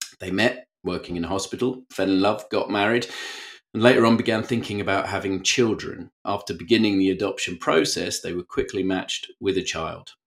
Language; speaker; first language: English; native; English